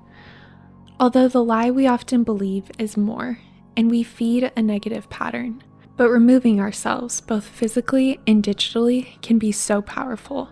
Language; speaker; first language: English; native; English